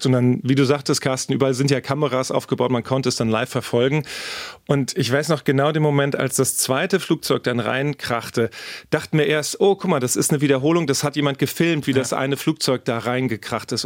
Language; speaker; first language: German; native; German